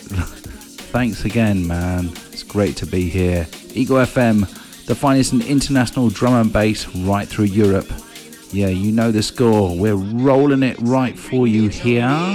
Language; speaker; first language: English; native; English